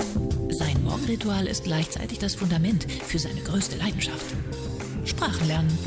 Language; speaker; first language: German; native; German